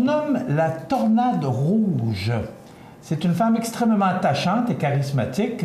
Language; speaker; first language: French; native; French